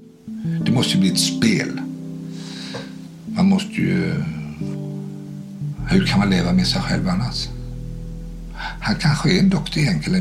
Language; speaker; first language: Swedish; native; Swedish